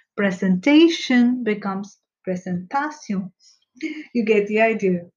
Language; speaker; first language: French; non-native, fluent; English